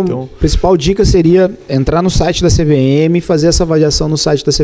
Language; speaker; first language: Portuguese; native; Portuguese